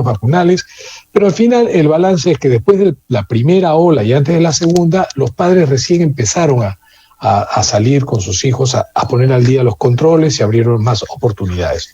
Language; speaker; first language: Spanish; native; Spanish